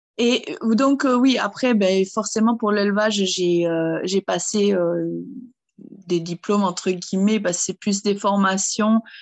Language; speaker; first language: French; early bilingual, other home language; German